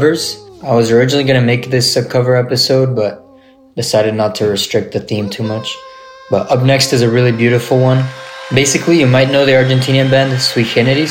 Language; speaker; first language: English; non-native, fluent; Portuguese